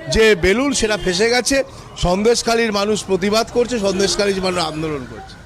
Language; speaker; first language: Bangla; native; Bangla